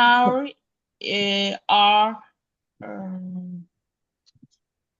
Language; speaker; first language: English; non-native, learner; Vietnamese